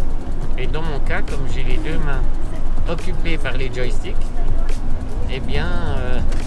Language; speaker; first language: French; native; French